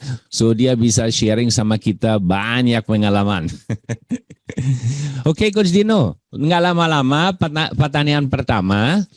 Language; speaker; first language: Indonesian; non-native, learner; German